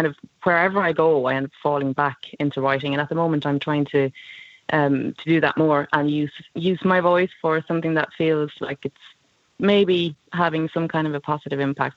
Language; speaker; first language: English; non-native, fluent; Swedish